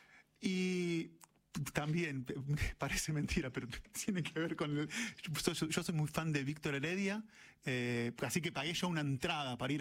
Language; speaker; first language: Spanish; native; Spanish